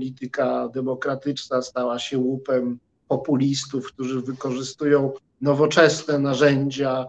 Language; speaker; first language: Polish; native; Polish